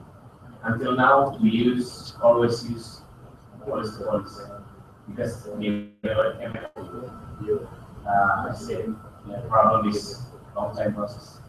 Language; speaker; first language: English; non-native, learner; Indonesian